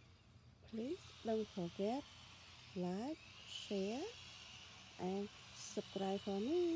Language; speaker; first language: English; non-native, learner; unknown